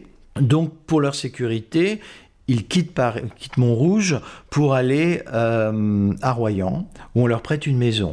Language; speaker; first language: French; native; French